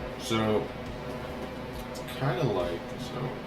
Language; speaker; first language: English; native; English